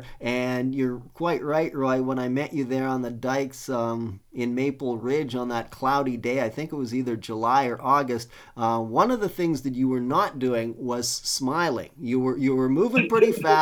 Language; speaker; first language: English; native; English